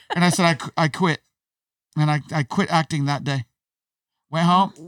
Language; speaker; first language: English; native; English